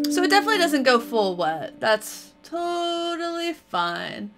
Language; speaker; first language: English; native; English